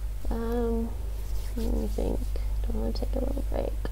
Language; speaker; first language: English; native; English